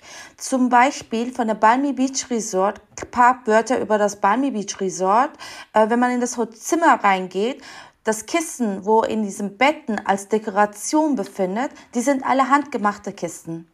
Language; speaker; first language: German; non-native, fluent; Turkish